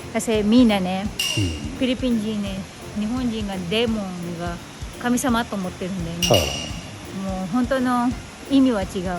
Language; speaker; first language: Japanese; non-native, learner; Filipino